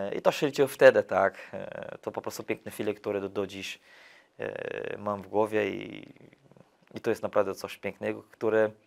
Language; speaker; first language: Polish; non-native, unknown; Portuguese